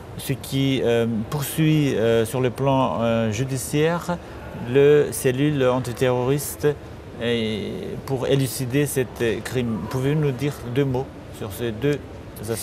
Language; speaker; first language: French; non-native, fluent; Kurdish